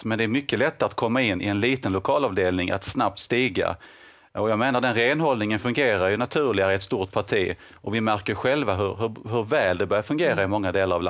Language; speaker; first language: Swedish; native; Swedish